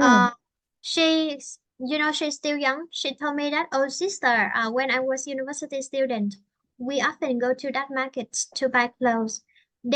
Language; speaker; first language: English; non-native, fluent; Vietnamese